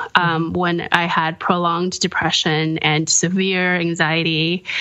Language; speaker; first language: English; early bilingual, other home language; Korean